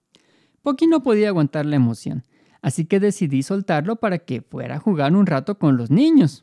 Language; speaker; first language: Spanish; native; Spanish